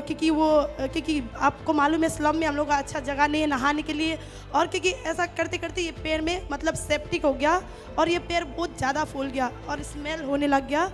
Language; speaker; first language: Hindi; non-native, local second language; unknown